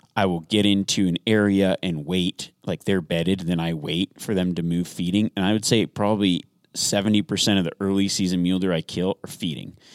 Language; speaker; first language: English; native; English